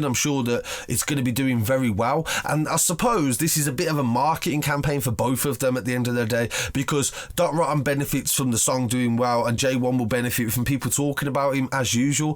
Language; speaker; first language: English; native; English